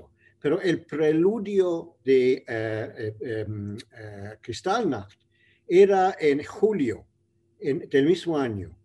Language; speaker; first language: Spanish; non-native, fluent; English